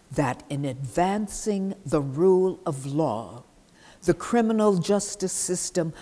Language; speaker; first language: English; native; English